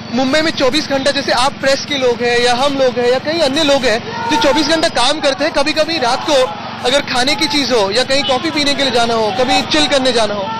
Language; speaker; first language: Hindi; non-native, local second language; Marathi